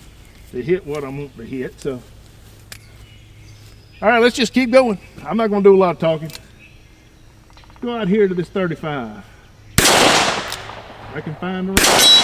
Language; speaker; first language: English; native; English